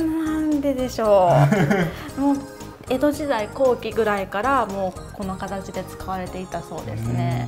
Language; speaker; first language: Japanese; native; Japanese